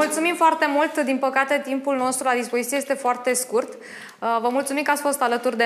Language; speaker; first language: Romanian; native; Romanian